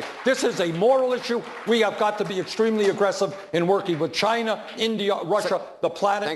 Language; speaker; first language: English; native; English